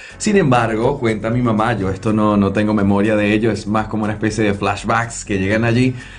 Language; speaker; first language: Spanish; native; Spanish